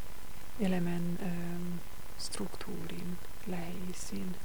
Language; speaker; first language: Finnish; non-native, fluent; Hungarian